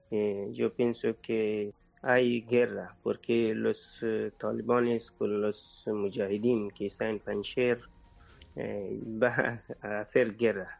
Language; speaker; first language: Spanish; non-native, learner; Persian